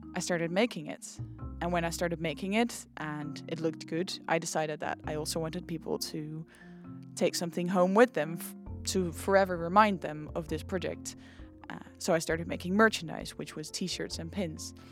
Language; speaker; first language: English; non-native, fluent; Dutch